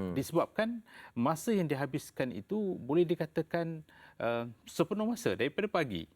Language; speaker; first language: Malay; non-native, local second language; Tamil